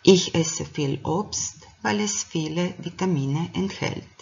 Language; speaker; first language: German; non-native, fluent; Croatian